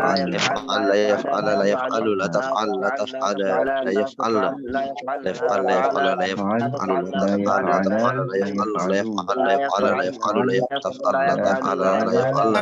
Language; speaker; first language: Arabic; non-native, learner; Bangla